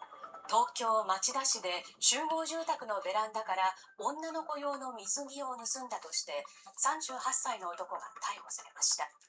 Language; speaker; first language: Japanese; native; Japanese